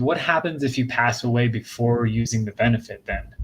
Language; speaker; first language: English; native; English